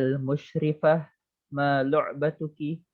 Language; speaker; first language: Arabic; non-native, learner; Indonesian